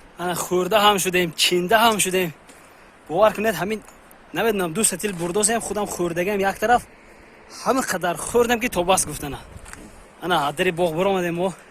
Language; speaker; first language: Tajik; native; Tajik